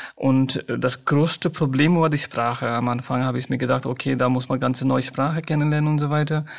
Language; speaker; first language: German; non-native, fluent; Nepali